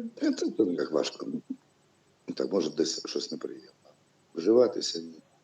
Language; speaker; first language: Ukrainian; non-native, local second language; Russian